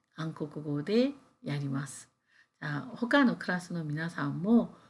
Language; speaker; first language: Japanese; non-native, fluent; Korean